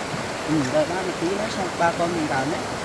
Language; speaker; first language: Vietnamese; native; Vietnamese